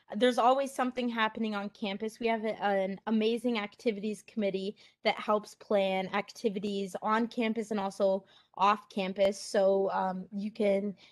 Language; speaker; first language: English; native; English